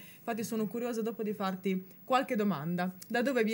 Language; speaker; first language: Italian; native; Italian